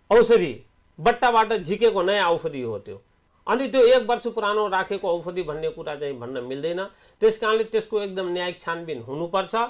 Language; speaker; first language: Nepali; non-native, local second language; Awadhi